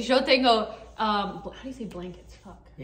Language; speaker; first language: Spanish; non-native, learner; English